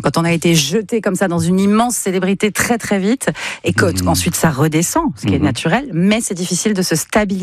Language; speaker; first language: French; native; French